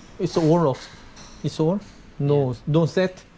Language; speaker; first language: English; non-native, learner; Korean